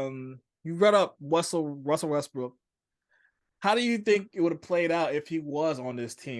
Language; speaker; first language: English; native; English